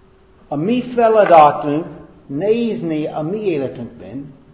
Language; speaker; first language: Hungarian; non-native, fluent; English